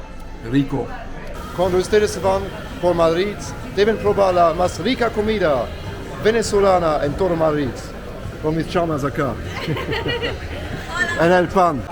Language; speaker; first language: Spanish; non-native, learner; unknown